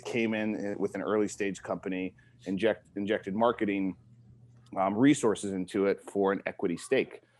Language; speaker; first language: English; native; English